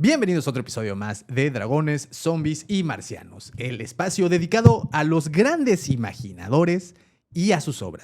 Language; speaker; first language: Spanish; native; Spanish